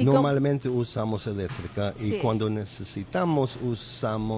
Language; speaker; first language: Spanish; non-native, learner; English